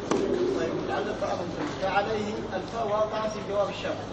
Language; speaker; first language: Arabic; non-native, learner; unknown